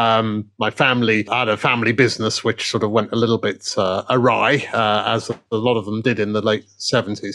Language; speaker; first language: English; native; English